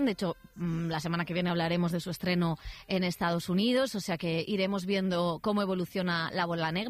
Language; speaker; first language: Spanish; native; Spanish